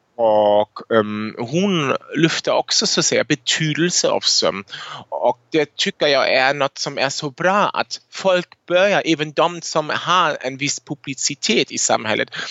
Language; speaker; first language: Swedish; non-native, fluent; German